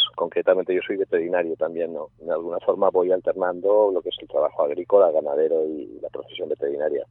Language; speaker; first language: Spanish; native; Spanish